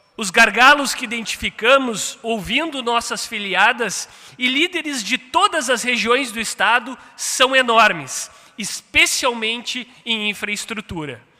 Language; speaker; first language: Portuguese; native; Portuguese